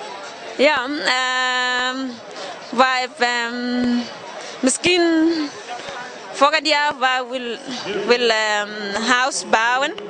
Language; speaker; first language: Dutch; non-native, learner; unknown